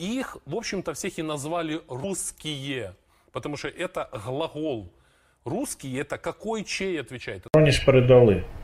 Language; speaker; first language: Russian; native; Russian